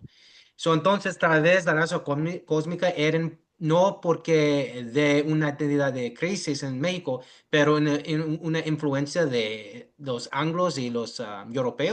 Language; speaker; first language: Spanish; early bilingual, heritage; English